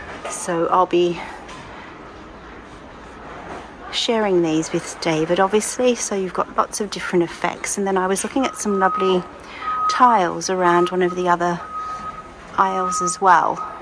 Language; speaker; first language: English; native; English